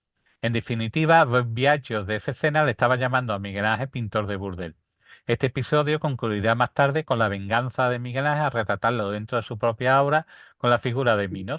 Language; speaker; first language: Spanish; native; Spanish